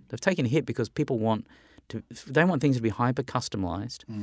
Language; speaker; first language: English; native; English